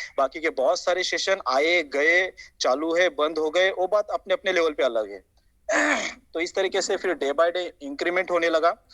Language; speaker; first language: Hindi; non-native, local second language; Marathi